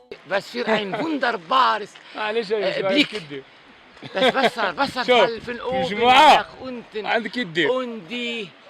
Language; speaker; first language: German; non-native, fluent; Arabic